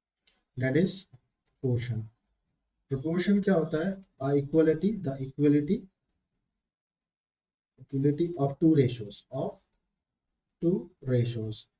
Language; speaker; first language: Hindi; native; Hindi